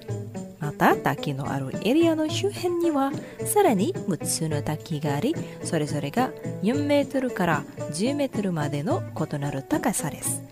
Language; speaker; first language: Japanese; non-native, fluent; Indonesian